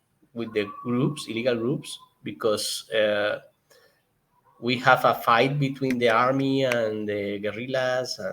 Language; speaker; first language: English; non-native, learner; Spanish